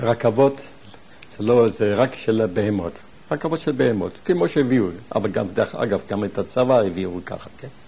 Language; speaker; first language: Hebrew; non-native, fluent; German